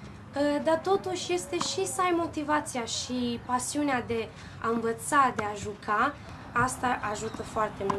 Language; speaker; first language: Romanian; early bilingual, heritage; Romanian